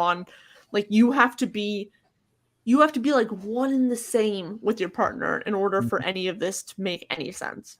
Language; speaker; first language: English; native; English